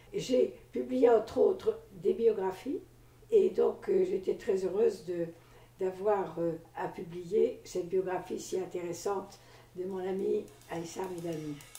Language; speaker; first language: French; native; French